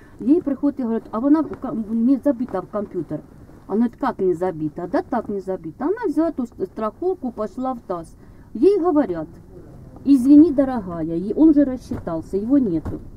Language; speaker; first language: Russian; native; Russian